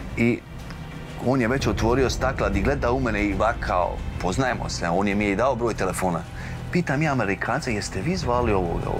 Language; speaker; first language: Serbian; native; Serbian